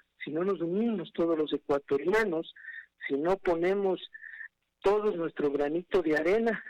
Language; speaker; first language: Spanish; native; Spanish